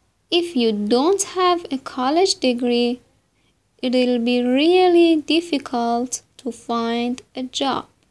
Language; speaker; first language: English; non-native, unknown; Persian